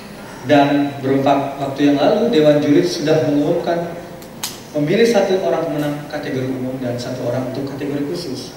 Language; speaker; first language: Indonesian; native; Indonesian